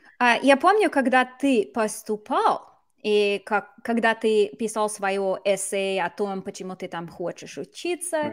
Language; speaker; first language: Russian; non-native, fluent; English